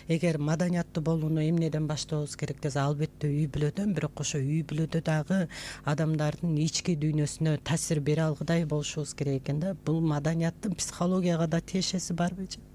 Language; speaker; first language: Kyrgyz; native; Kyrgyz